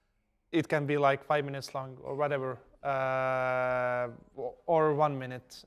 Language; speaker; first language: English; non-native, fluent; Estonian